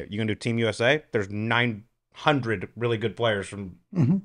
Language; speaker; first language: English; native; English